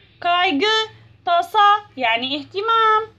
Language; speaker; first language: Turkish; non-native, learner; Arabic